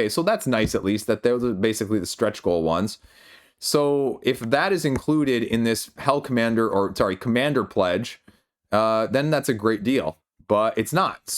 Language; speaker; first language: English; native; English